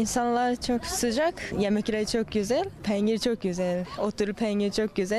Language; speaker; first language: Turkish; non-native, learner; Japanese